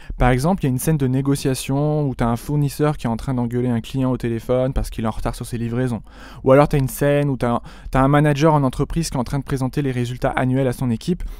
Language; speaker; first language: French; native; French